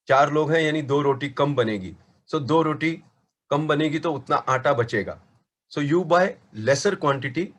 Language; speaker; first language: Hindi; non-native, local second language; Marathi